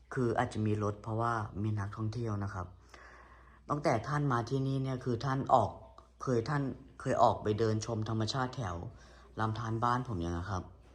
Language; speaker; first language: Thai; native; Thai